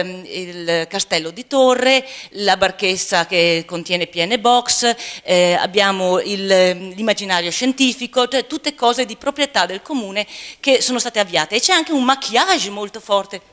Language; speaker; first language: Italian; native; Italian